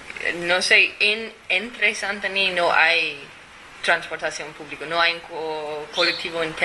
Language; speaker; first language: Spanish; non-native, fluent; English